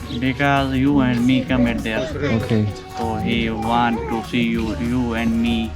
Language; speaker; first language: English; non-native, learner; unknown